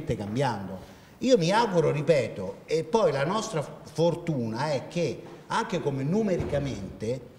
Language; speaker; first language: Italian; native; Italian